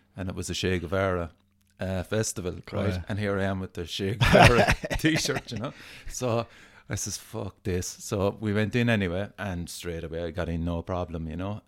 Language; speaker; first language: English; native; English